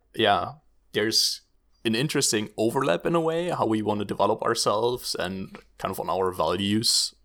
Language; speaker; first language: English; non-native, fluent; German